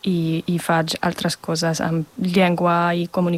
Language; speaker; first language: Catalan; non-native, fluent; German